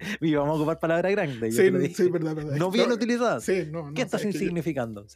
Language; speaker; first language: Spanish; native; Spanish